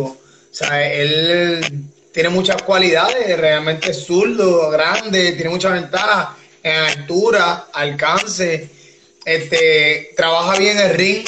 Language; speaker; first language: Spanish; native; Spanish